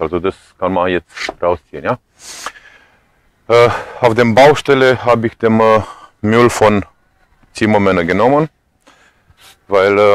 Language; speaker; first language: German; non-native, fluent; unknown